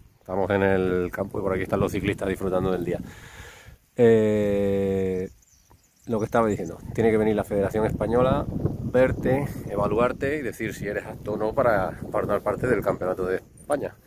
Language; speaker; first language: Spanish; native; Spanish